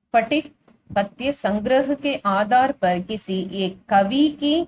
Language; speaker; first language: Hindi; non-native, local second language; Tamil